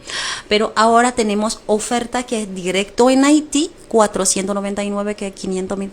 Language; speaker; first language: Spanish; non-native, fluent; Haitian Creole